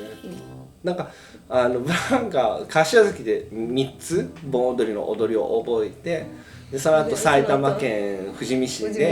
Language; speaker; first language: Japanese; native; Japanese